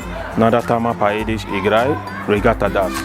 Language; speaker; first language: Russian; non-native, learner; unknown